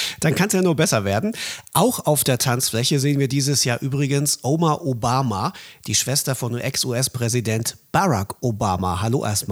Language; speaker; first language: German; native; German